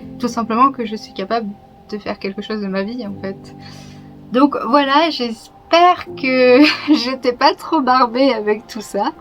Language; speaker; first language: French; early bilingual, other home language; Vietnamese